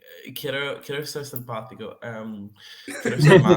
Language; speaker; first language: Spanish; non-native, fluent; Serbian